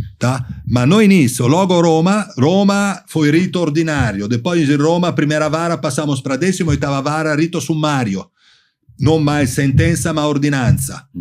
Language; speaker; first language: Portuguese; non-native, fluent; Italian